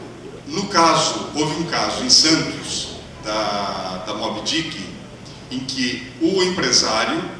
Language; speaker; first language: Portuguese; native; Portuguese